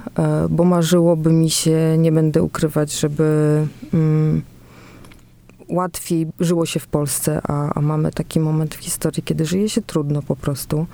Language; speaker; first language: Polish; native; Polish